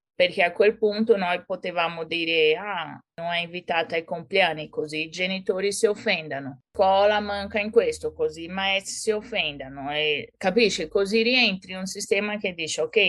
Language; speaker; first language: Italian; non-native, fluent; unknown